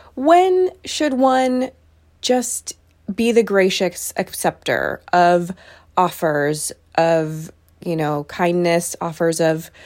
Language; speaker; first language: English; native; English